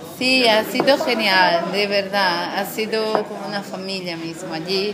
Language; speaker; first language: Spanish; non-native, fluent; Portuguese